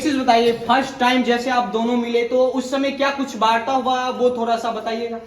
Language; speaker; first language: Hindi; native; Hindi